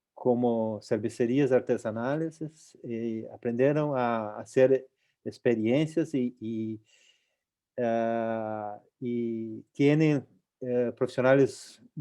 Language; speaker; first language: Spanish; non-native, local second language; Portuguese